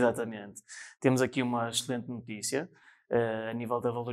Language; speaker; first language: Portuguese; native; Portuguese